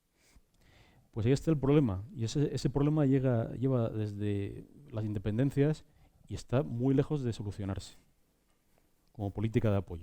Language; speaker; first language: Spanish; native; Spanish